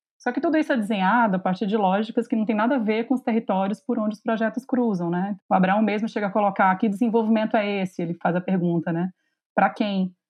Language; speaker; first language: Portuguese; native; Portuguese